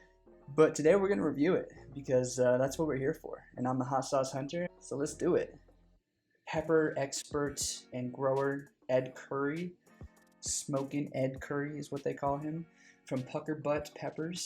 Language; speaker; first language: English; native; English